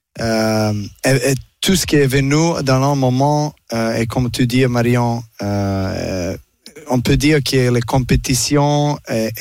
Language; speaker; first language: French; non-native, learner; Serbian